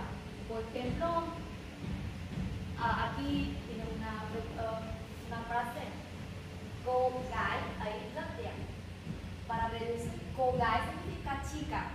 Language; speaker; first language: Spanish; non-native, learner; Vietnamese